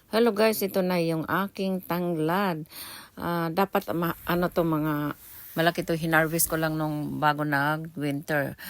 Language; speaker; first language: Filipino; non-native, local second language; Cebuano